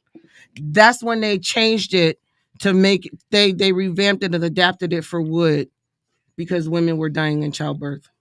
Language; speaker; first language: English; native; English